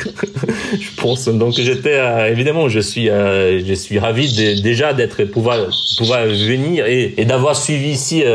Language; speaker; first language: French; non-native, fluent; Portuguese